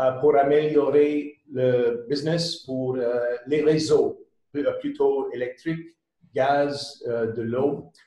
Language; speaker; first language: French; non-native, local second language; English